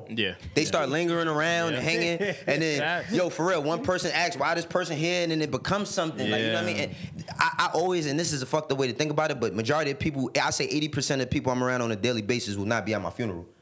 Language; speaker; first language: English; native; English